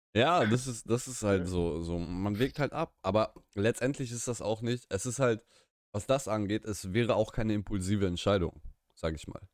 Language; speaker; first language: German; early bilingual, other home language; Russian